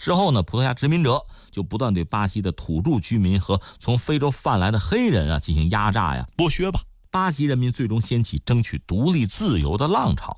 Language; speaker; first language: Chinese; native; Chinese